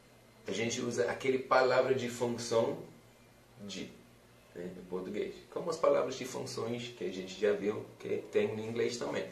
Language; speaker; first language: Portuguese; non-native, fluent; English